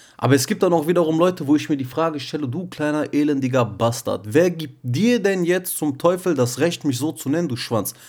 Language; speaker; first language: German; early bilingual, other home language; Turkish